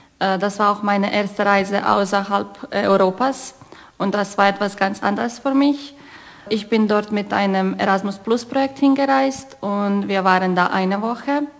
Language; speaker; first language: German; non-native, fluent; Croatian